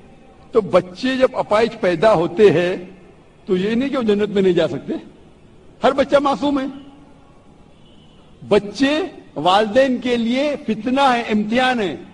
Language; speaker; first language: Hindi; non-native, local second language; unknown